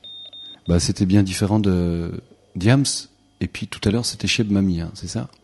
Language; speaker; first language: French; native; French